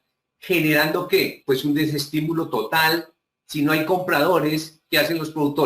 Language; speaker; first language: Spanish; native; Spanish